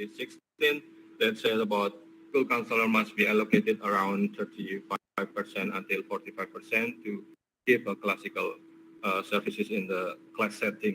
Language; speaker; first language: English; non-native, learner; Indonesian